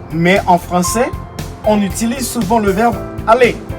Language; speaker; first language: French; non-native, local second language; Haitian Creole